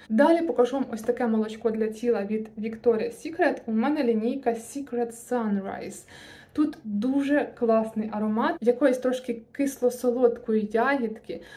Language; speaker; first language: Ukrainian; non-native, local second language; Russian